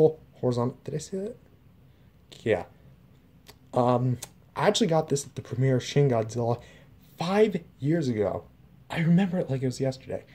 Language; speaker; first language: English; native; English